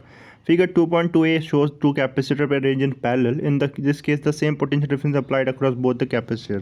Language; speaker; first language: English; non-native, local second language; Hindi